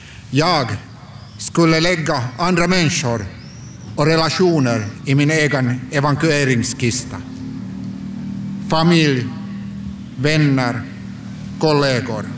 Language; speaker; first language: Swedish; non-native, local second language; Finnish